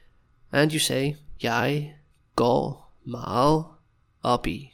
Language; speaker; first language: Danish; non-native, fluent; English